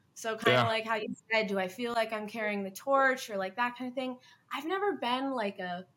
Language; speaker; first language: English; native; English